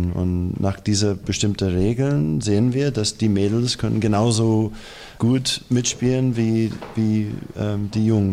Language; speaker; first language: German; non-native, fluent; English